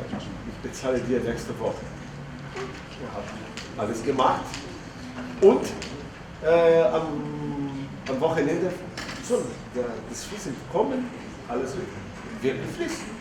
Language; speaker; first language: German; non-native, learner; Portuguese